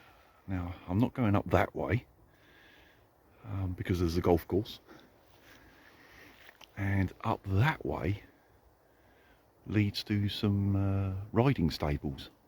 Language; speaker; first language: English; native; English